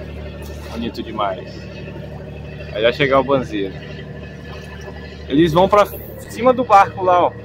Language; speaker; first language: Portuguese; native; Portuguese